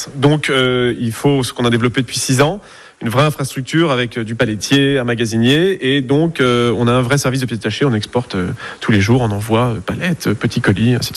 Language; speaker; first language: French; native; French